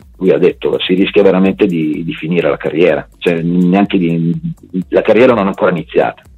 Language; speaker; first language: Italian; native; Italian